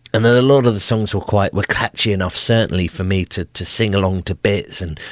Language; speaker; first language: English; native; English